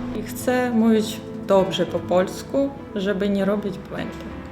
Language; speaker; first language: Polish; non-native, learner; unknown